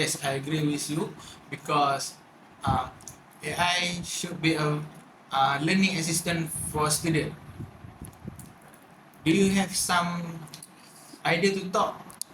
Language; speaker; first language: English; non-native, learner; Malay